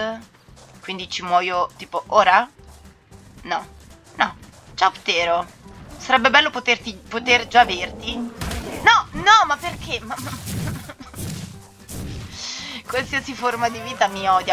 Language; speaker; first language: Italian; native; Italian